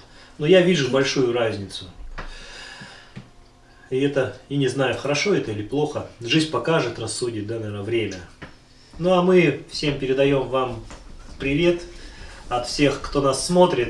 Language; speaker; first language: Russian; native; Russian